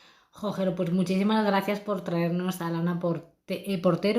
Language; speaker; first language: Spanish; native; Spanish